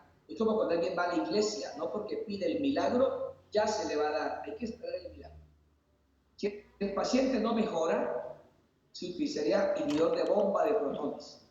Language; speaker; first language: Spanish; native; Spanish